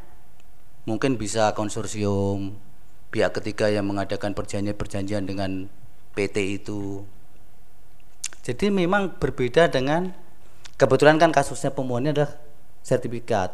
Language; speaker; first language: Indonesian; native; Indonesian